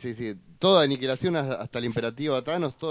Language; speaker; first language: Spanish; native; Spanish